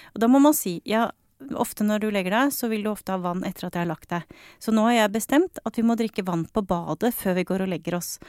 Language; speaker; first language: Norwegian; native; Norwegian